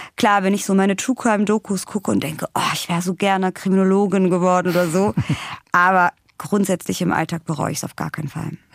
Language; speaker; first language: German; early bilingual, other home language; Russian